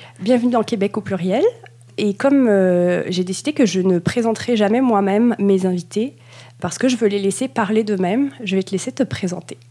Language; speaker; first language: French; native; French